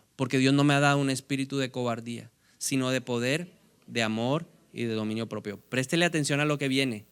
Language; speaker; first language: Spanish; native; Spanish